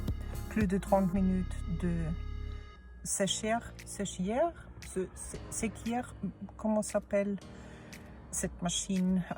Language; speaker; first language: French; non-native, learner; German